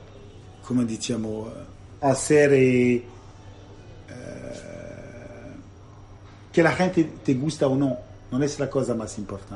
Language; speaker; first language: Italian; non-native, fluent; French